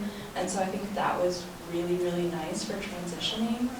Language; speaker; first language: English; native; English